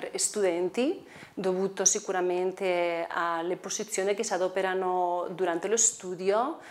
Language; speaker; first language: Italian; non-native, fluent; Spanish